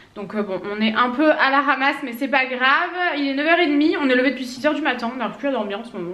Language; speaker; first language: French; native; French